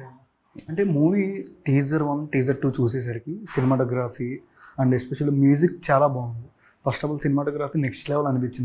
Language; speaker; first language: Telugu; native; Telugu